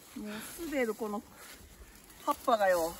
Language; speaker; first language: Japanese; native; Japanese